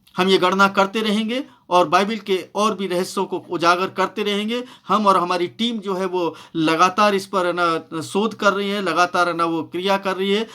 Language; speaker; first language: Hindi; native; Hindi